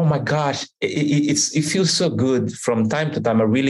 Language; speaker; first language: English; non-native, fluent; Portuguese